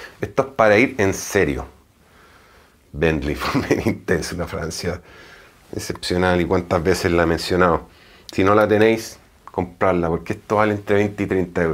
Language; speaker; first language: Spanish; native; Spanish